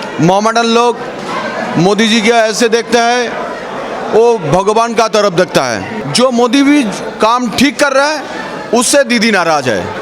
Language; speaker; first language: Hindi; non-native, local second language; Bangla